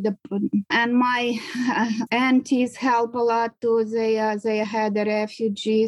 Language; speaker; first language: English; non-native, learner; Ukrainian